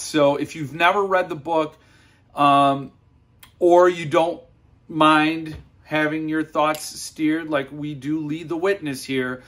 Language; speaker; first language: English; native; English